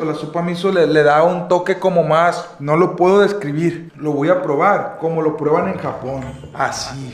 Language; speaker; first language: Spanish; native; Spanish